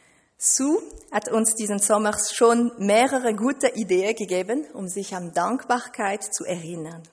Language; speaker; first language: German; non-native, fluent; French